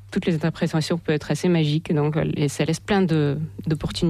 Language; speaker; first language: French; non-native, fluent; Russian